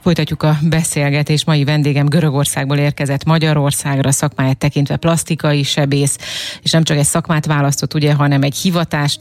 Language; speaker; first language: Hungarian; native; Hungarian